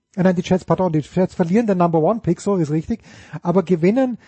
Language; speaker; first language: German; native; German